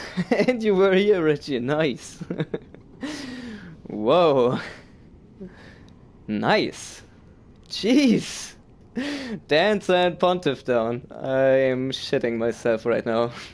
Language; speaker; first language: English; non-native, fluent; German